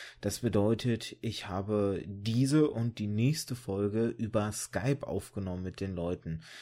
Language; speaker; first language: German; early bilingual, other home language; Russian